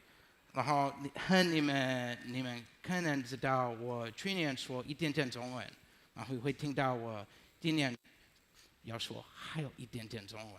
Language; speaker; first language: Chinese; non-native, learner; English